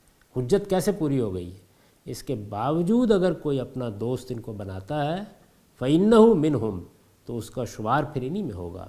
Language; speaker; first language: Urdu; native; Urdu